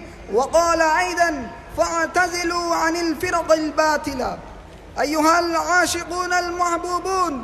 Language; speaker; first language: Arabic; non-native, learner; Bangla